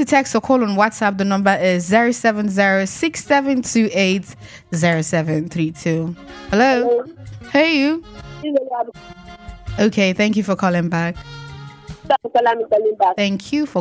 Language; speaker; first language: English; non-native, local second language; Yoruba